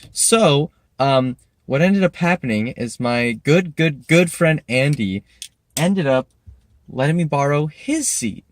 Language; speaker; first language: English; native; English